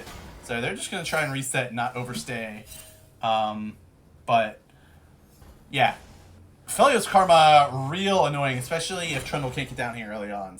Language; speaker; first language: English; native; English